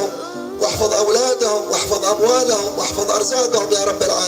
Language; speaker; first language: Arabic; native; Arabic